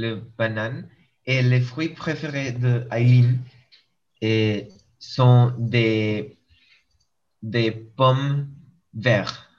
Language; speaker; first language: French; non-native, learner; English